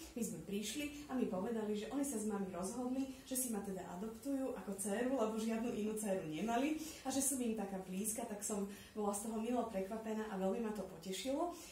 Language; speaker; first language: Slovak; native; Slovak